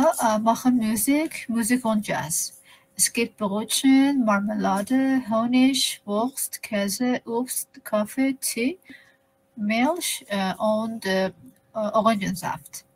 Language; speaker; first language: German; non-native, learner; Persian